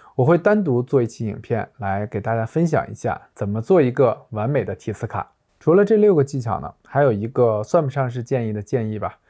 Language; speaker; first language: Chinese; native; Chinese